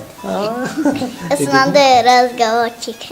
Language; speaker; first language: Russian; non-native, local second language; Tajik